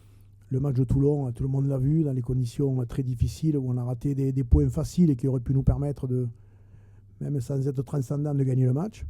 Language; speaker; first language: French; native; French